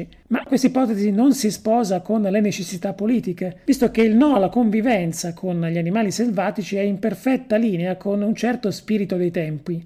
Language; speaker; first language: Italian; native; Italian